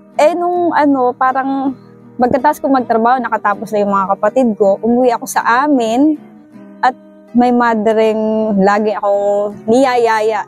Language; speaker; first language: Filipino; native; Filipino